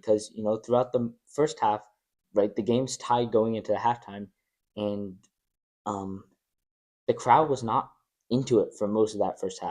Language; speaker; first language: English; native; English